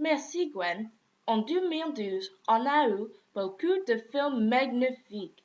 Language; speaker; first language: French; non-native, learner; English